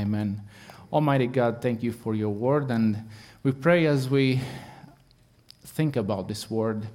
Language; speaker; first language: English; non-native, fluent; Latvian